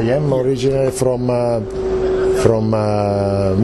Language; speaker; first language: English; non-native, learner; Italian